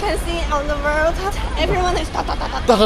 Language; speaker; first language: English; non-native, local second language; Cantonese